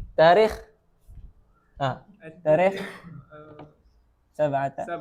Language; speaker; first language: Arabic; non-native, learner; Malay